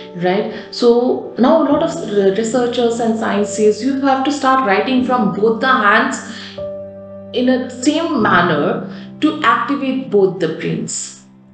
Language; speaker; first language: English; non-native, local second language; Hindi